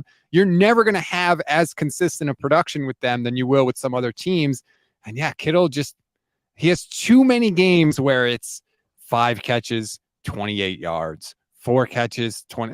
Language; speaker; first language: English; native; English